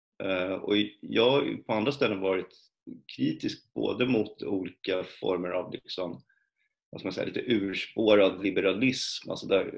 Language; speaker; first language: Swedish; native; Swedish